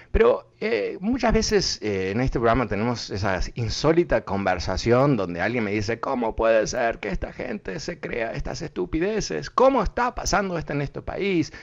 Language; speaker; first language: Spanish; early bilingual, heritage; Spanish